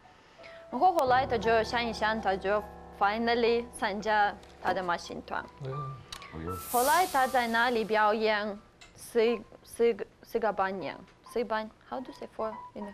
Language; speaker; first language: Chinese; non-native, learner; English